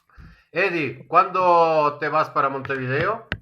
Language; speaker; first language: Spanish; native; Spanish